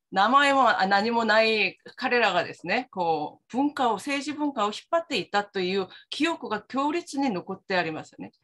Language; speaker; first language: Japanese; non-native, fluent; Korean